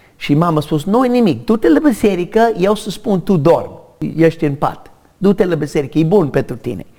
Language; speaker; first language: Romanian; non-native, learner; English